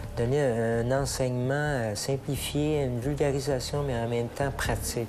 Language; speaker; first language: French; native; French